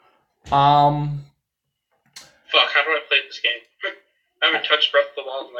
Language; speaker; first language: English; native; English